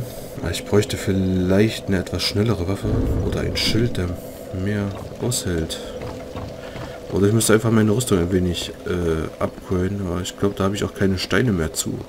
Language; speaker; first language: German; native; German